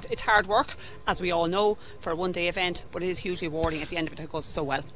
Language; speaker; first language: English; native; English